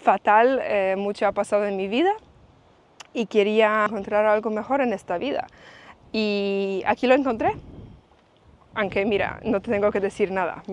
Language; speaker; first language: Spanish; non-native, fluent; Polish